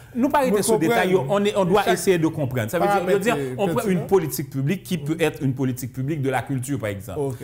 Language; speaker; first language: French; native; French